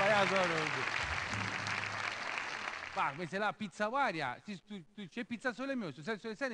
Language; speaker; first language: Turkish; non-native, fluent; Italian